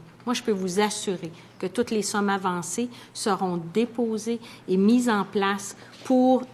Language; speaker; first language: French; native; French